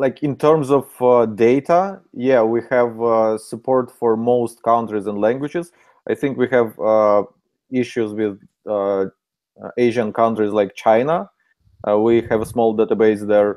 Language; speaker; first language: English; non-native, fluent; Ukrainian